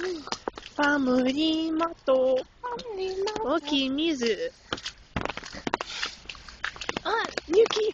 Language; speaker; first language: Japanese; non-native, learner; English